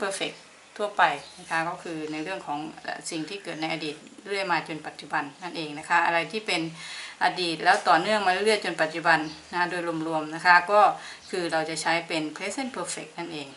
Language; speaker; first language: Thai; native; Thai